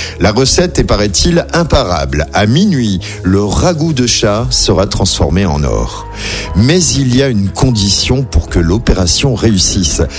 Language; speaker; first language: French; native; French